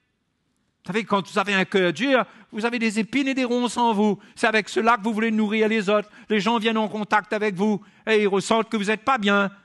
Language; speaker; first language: French; native; French